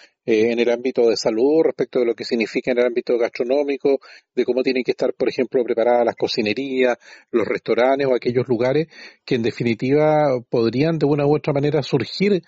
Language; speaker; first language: Spanish; native; Spanish